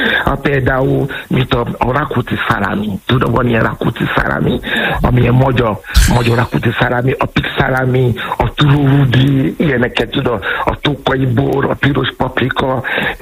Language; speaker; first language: Hungarian; non-native, learner; Yoruba